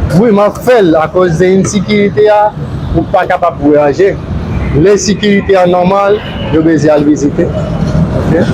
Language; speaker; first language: Haitian Creole; non-native, learner; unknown